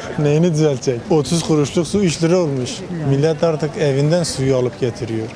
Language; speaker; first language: Turkish; non-native, local second language; Kurdish